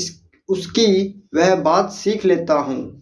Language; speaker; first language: Hindi; native; Hindi